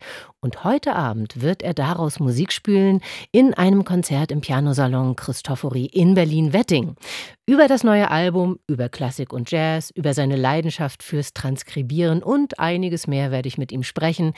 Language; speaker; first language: German; native; German